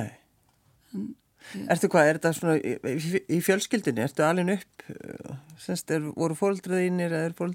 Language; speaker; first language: Icelandic; native; Icelandic